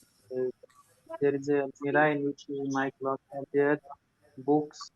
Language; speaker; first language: English; non-native, learner; Hindi